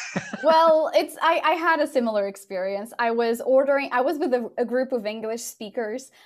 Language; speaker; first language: English; non-native, fluent; Portuguese